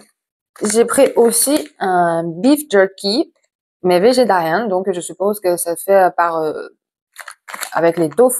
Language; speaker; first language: French; non-native, fluent; Chinese